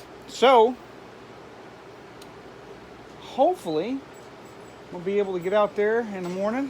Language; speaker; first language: English; native; English